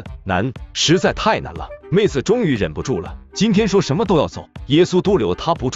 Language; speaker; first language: Chinese; native; Chinese